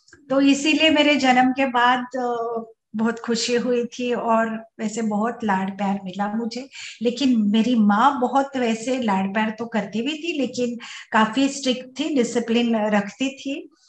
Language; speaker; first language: Hindi; non-native, local second language; Marathi